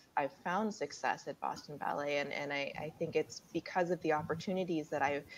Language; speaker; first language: English; native; English